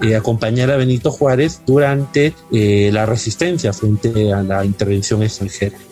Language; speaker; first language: Spanish; native; Spanish